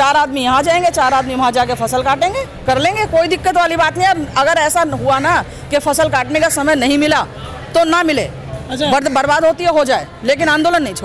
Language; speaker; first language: Hindi; native; Hindi